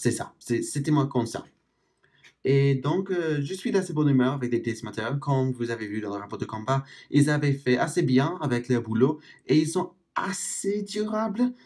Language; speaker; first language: French; non-native, fluent; English